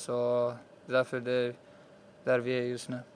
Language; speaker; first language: Swedish; early bilingual, other home language; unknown